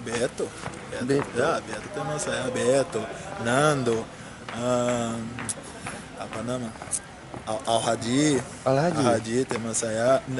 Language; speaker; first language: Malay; non-native, learner; Portuguese